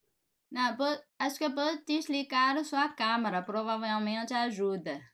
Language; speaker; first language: Portuguese; non-native, fluent; Chinese